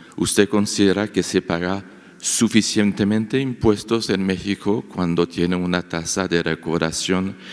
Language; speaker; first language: Spanish; non-native, fluent; French